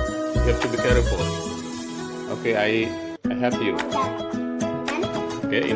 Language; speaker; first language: English; non-native, learner; Indonesian